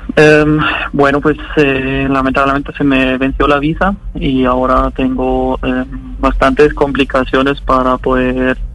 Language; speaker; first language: Spanish; non-native, fluent; German